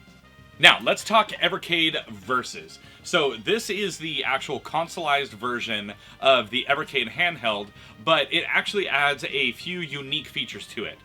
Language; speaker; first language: English; native; English